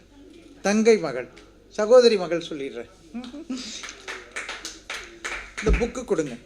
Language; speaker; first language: Tamil; native; Tamil